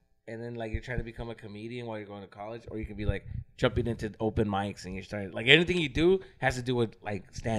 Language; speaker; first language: English; early bilingual, other home language; Spanish